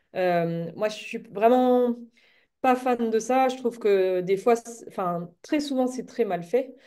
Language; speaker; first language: French; native; French